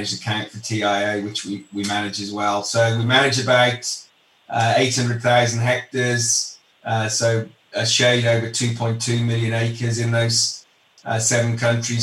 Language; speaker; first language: English; native; English